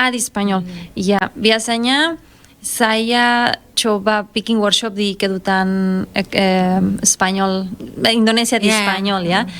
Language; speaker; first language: Indonesian; non-native, fluent; Spanish